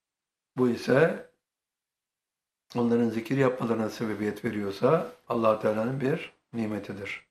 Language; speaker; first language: Turkish; native; Turkish